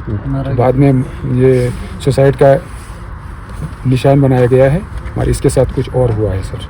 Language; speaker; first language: Hindi; non-native, local second language; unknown